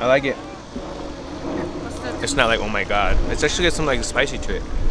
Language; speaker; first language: English; native; English